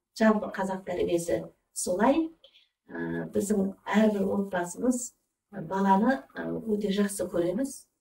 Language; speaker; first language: Kazakh; early bilingual, heritage; Kazakh